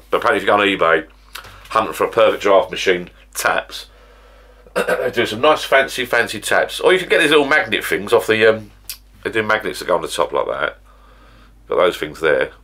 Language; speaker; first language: English; native; English